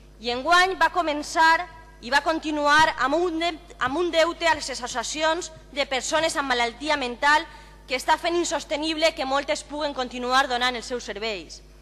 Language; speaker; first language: Catalan; native; Catalan